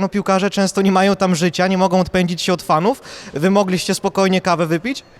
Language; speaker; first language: Polish; native; Polish